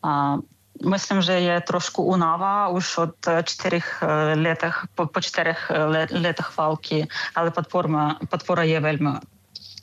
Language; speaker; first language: Czech; non-native, learner; Ukrainian